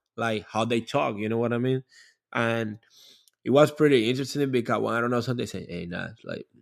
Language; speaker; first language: English; non-native, learner; Spanish